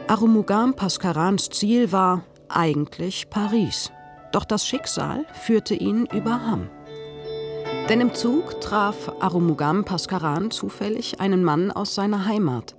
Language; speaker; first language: German; native; German